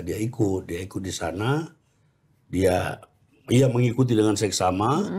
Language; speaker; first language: Indonesian; native; Indonesian